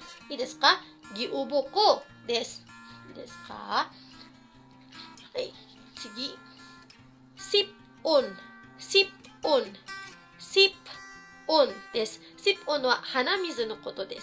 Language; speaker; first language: Japanese; non-native, fluent; Filipino